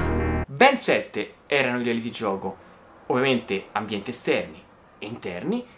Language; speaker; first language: Italian; native; Italian